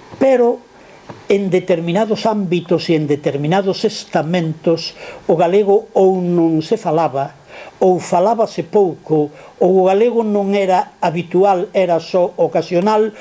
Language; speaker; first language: Galician; non-native, local second language; Spanish